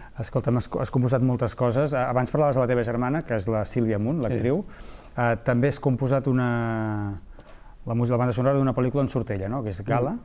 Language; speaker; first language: Catalan; native; Catalan